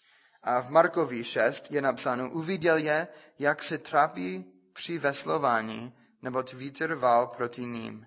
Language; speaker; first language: Czech; non-native, fluent; English